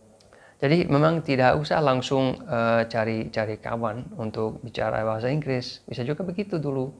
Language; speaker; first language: Indonesian; non-native, fluent; English